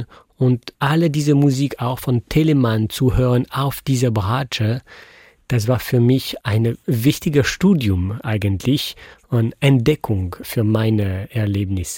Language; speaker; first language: German; non-native, fluent; French